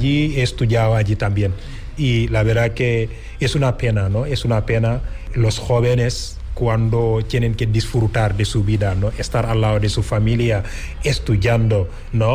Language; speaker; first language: Spanish; non-native, fluent; Wolof